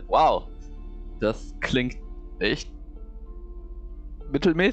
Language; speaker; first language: German; native; German